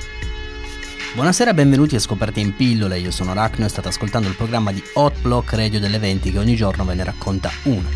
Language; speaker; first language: Italian; native; Italian